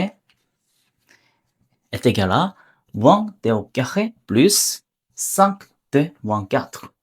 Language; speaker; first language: French; non-native, learner; Korean